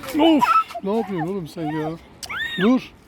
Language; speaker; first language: Turkish; native; Turkish